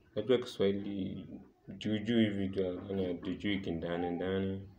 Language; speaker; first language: Swahili; non-native, local second language; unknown